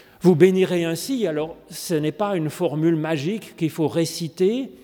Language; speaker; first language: French; native; French